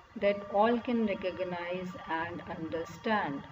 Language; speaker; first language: English; non-native, local second language; Punjabi